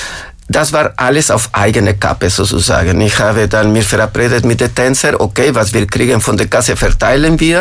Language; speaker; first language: German; non-native, fluent; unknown